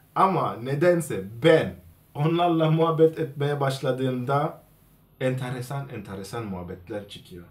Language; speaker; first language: Turkish; non-native, fluent; Swahili